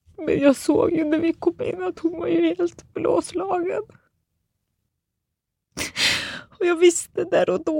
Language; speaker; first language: Swedish; native; Swedish